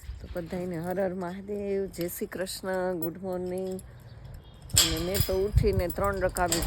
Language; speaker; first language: Gujarati; native; Gujarati